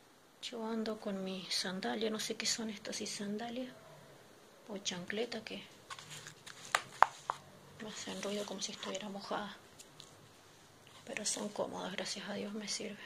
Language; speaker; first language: Spanish; native; Spanish